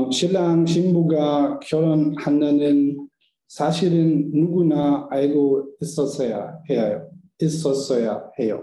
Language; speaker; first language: Korean; non-native, learner; German